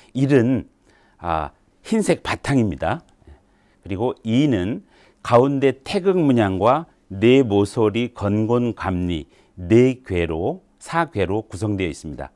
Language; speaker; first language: Korean; native; Korean